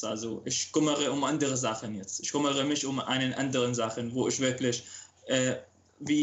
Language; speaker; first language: German; non-native, local second language; Arabic